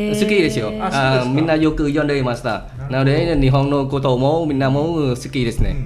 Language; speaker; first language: Japanese; non-native, learner; Vietnamese